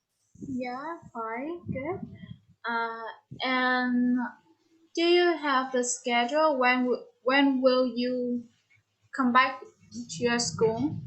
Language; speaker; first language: English; non-native, fluent; Vietnamese